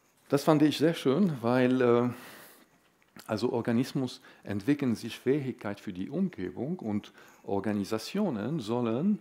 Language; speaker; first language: German; non-native, fluent; Arabic